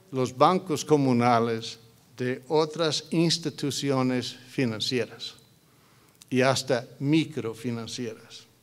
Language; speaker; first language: Spanish; non-native, fluent; English